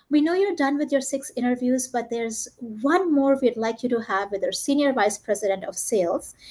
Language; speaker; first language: English; early bilingual, heritage; German